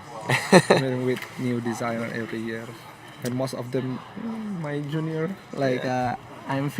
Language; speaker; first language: English; non-native, learner; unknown